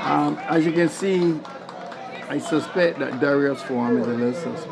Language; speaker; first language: English; native; English